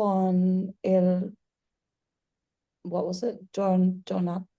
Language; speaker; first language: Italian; non-native, learner; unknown